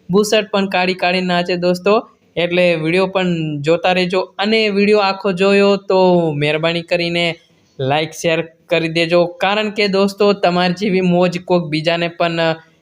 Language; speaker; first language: Gujarati; non-native, local second language; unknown